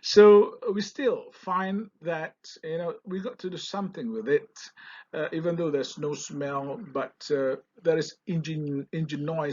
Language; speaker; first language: English; non-native, local second language; Malay